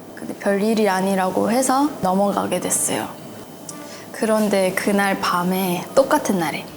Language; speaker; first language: Korean; non-native, fluent; Chinese